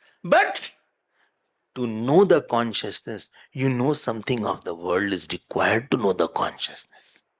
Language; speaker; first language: English; non-native, local second language; Hindi